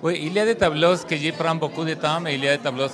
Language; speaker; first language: French; non-native, learner; Spanish